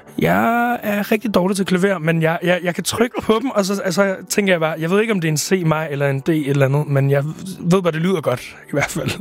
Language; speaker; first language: Danish; native; Danish